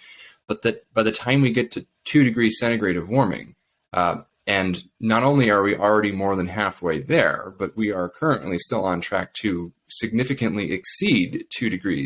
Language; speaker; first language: English; native; English